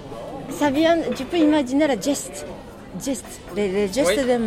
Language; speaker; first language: French; non-native, learner; Japanese